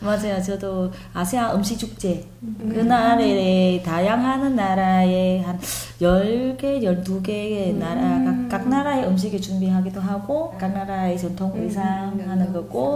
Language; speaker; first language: Korean; non-native, fluent; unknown